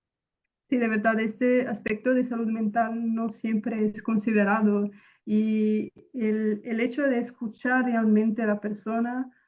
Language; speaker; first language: Spanish; non-native, fluent; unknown